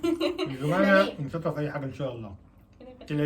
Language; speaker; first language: Arabic; native; Arabic